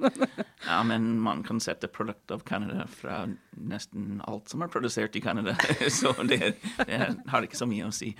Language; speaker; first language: Norwegian; non-native, fluent; English